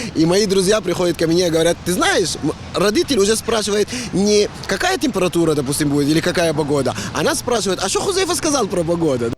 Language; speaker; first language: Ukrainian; non-native, learner; Arabic